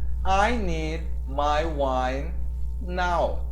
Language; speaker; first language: English; non-native, fluent; Portuguese